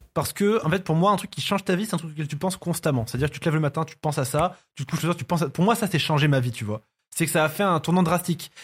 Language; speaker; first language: French; native; French